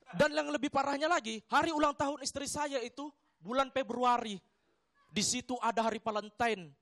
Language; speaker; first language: Indonesian; native; Indonesian